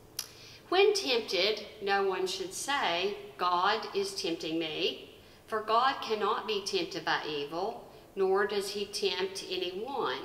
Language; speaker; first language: English; native; English